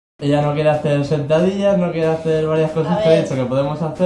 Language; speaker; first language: Spanish; native; Spanish